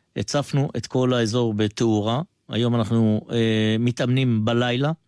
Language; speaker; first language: Hebrew; native; Hebrew